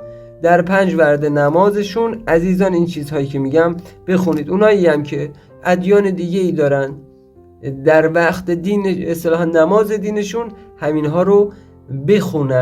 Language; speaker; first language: Persian; native; Persian